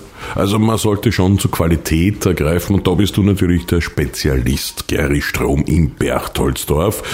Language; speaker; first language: German; native; German